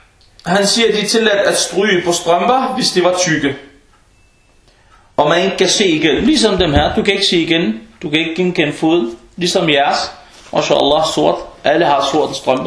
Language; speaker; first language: Danish; non-native, fluent; Arabic